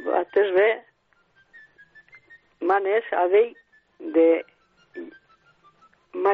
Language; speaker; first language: Basque; native; Basque